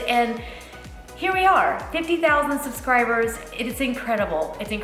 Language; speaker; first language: English; native; English